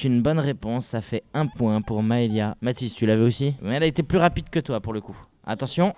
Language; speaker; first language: French; native; French